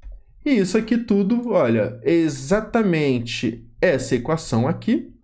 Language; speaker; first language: Portuguese; native; Portuguese